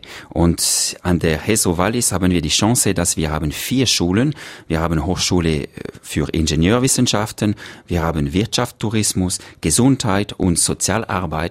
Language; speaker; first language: German; non-native, local second language; French